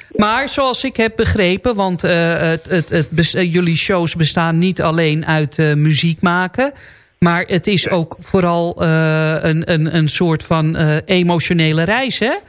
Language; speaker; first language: Dutch; native; Dutch